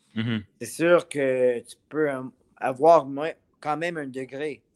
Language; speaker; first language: French; native; French